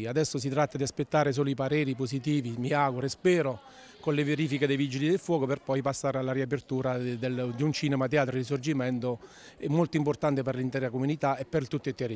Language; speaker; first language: Italian; native; Italian